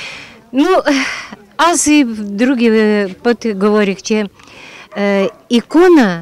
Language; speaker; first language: Bulgarian; non-native, learner; Russian